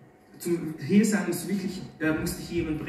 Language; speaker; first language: German; non-native, fluent; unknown